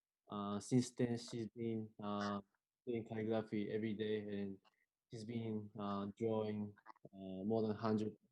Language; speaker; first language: English; non-native, fluent; Japanese